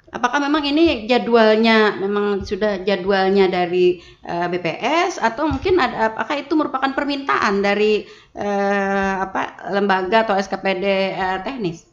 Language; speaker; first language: Indonesian; native; Indonesian